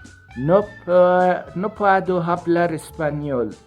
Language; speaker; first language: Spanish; non-native, learner; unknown